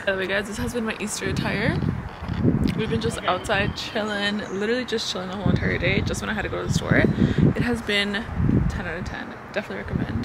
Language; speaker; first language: English; early bilingual, other home language; Spanish